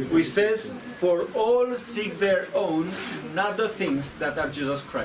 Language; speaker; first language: English; non-native, fluent; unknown